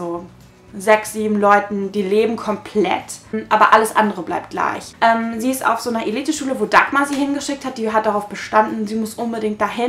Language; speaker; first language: German; native; German